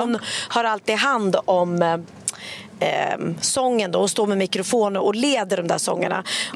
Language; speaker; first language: Swedish; native; Swedish